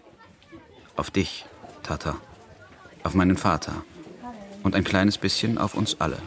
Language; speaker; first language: German; early bilingual, other home language; Bosnian